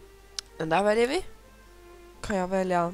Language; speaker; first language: Swedish; native; Swedish